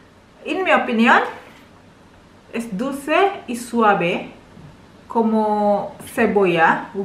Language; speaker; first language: Spanish; non-native, learner; Indonesian